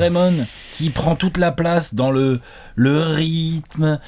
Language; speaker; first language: French; native; French